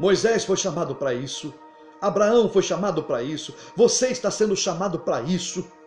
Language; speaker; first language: Portuguese; native; Portuguese